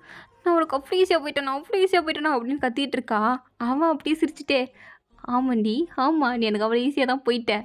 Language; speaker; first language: Tamil; native; Tamil